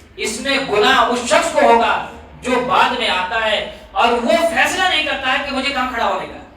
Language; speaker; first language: Urdu; native; Urdu